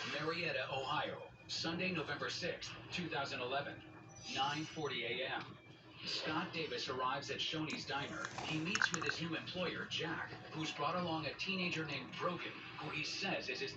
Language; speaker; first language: English; native; English